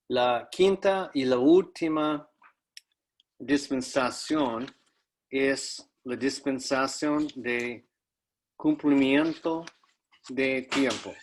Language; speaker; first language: Spanish; non-native, fluent; English